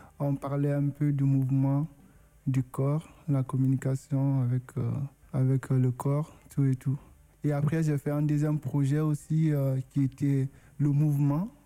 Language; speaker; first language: French; non-native, local second language; Susu